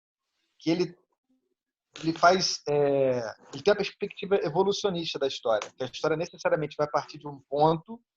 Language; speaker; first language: Portuguese; native; Portuguese